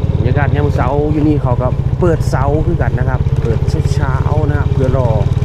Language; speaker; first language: Thai; native; Thai